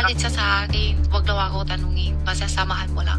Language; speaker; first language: Filipino; non-native, learner; Chinese